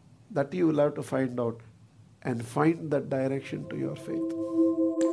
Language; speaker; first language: English; non-native, local second language; Tamil